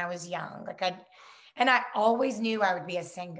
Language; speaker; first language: English; native; English